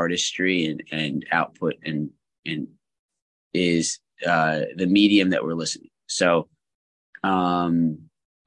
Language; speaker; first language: English; native; English